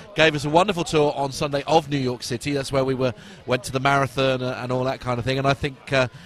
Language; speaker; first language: English; native; English